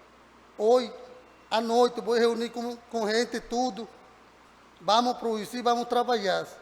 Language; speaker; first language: Portuguese; non-native, learner; Spanish